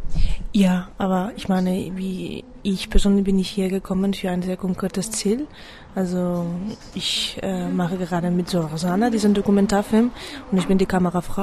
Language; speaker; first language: German; non-native, fluent; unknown